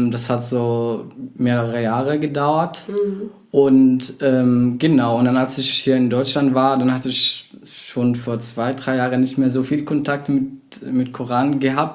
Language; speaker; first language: German; non-native, fluent; Arabic